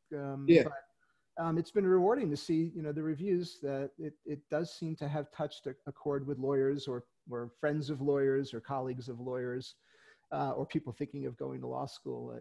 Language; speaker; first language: English; native; English